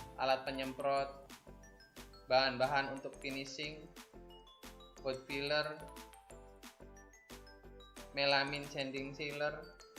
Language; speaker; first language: Indonesian; native; Indonesian